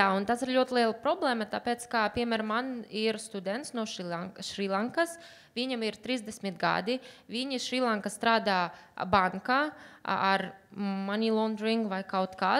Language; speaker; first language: Latvian; non-native, learner; Uzbek